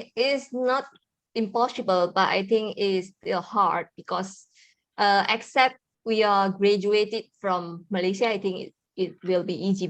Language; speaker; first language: English; non-native, learner; Indonesian